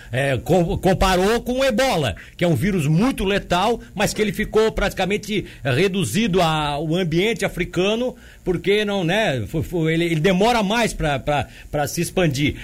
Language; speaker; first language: Portuguese; native; Portuguese